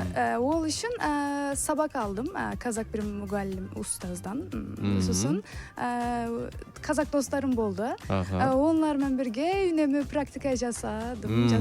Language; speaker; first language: Kazakh; non-native, learner; Turkish